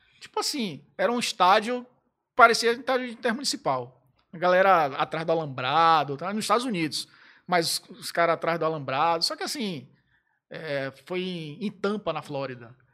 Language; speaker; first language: Portuguese; native; Portuguese